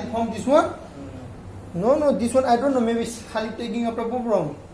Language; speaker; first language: English; non-native, learner; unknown